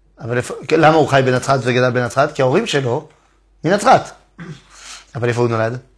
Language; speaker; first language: Hebrew; non-native, fluent; French